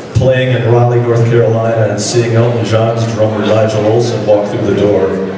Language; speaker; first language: English; native; English